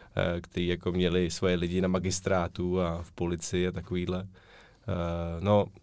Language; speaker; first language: Czech; native; Czech